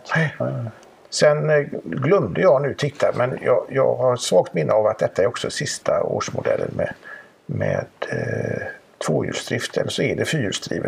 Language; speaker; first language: Swedish; native; Swedish